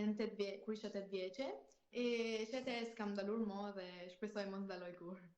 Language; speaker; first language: Albanian; early bilingual, heritage; Albanian